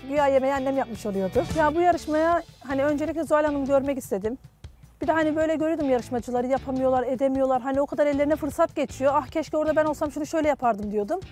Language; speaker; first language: Turkish; native; Turkish